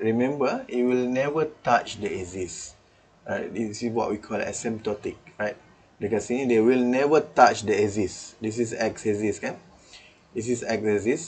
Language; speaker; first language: English; non-native, local second language; Malay